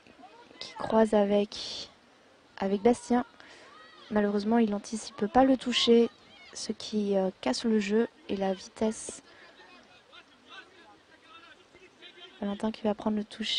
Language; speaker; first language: French; native; French